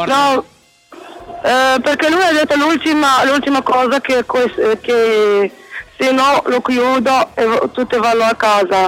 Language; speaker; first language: Italian; non-native, learner; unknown